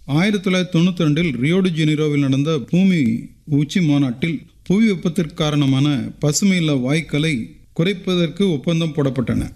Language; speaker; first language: Tamil; native; Tamil